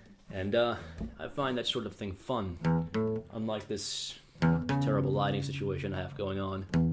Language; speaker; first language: English; native; English